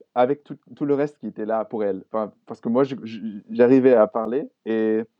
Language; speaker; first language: French; non-native, fluent; German